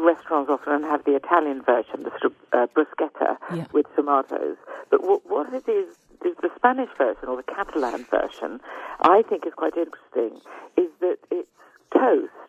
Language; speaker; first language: English; native; English